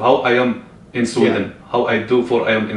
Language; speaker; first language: English; non-native, learner; Arabic